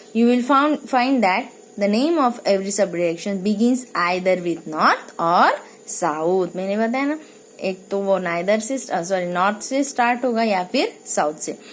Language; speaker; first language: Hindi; non-native, local second language; Marathi